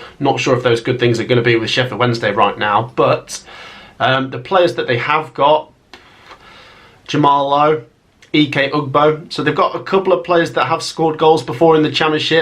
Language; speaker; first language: English; native; English